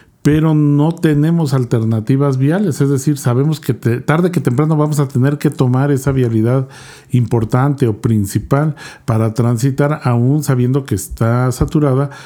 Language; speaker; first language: Spanish; native; Spanish